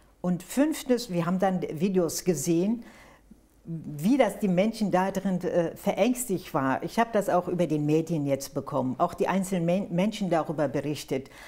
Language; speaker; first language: German; non-native, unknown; Turkish